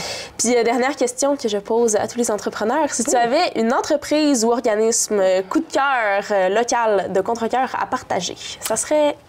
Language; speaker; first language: French; native; French